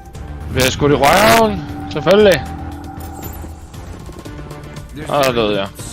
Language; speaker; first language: Danish; native; Danish